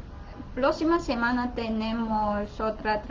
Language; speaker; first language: Spanish; non-native, learner; Chinese